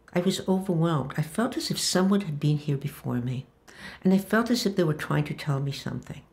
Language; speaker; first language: English; early bilingual, other home language; Hebrew